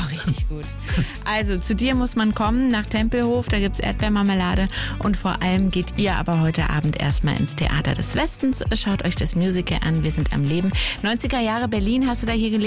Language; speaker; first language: German; native; German